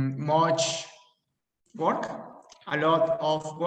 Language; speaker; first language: English; non-native, learner; Spanish